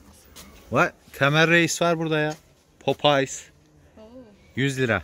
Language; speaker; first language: Turkish; native; Turkish